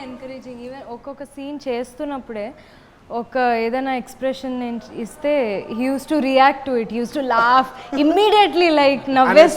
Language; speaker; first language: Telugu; non-native, local second language; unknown